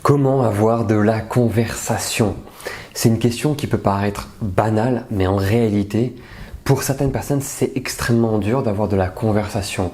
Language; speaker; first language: French; native; French